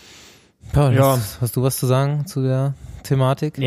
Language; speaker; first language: German; native; German